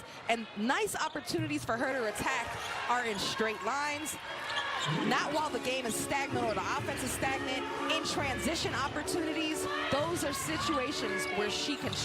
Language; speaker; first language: English; native; English